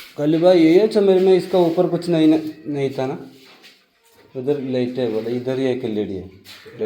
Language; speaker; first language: Hindi; non-native, local second language; Malayalam